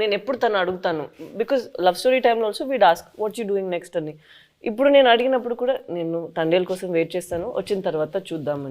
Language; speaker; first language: Telugu; non-native, fluent; Tamil